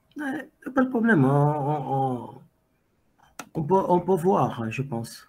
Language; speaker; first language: French; non-native, fluent; Portuguese